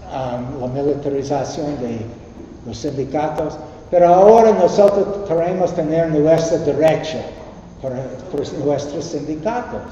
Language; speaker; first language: Spanish; non-native, learner; English